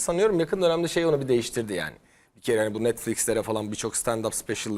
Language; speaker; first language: Turkish; native; Turkish